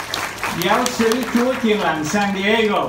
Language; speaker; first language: Vietnamese; native; Vietnamese